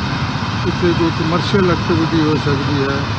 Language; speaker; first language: Hindi; non-native, local second language; Punjabi